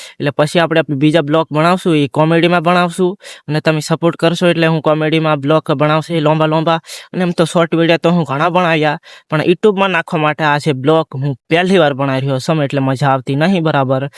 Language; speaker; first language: Gujarati; non-native, local second language; Bhili